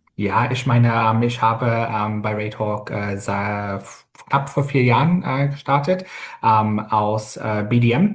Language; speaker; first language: German; non-native, fluent; English